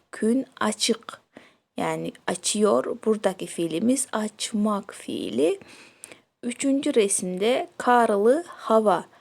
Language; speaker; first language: Turkish; non-native, fluent; Kyrgyz